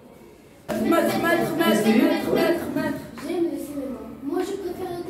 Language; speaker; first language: French; non-native, learner; Arabic